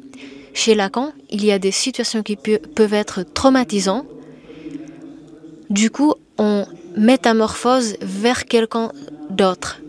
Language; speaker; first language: French; non-native, fluent; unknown